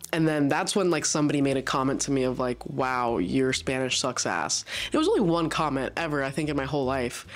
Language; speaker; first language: English; early bilingual, other home language; Spanish